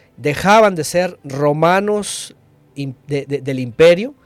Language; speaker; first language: Spanish; native; Spanish